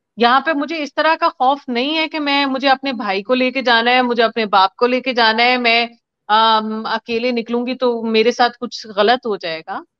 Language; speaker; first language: Hindi; native; Hindi